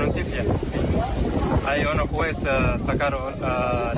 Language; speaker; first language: Spanish; non-native, learner; Arabic